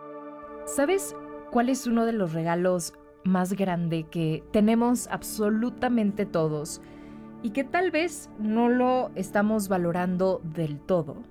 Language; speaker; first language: Spanish; native; Spanish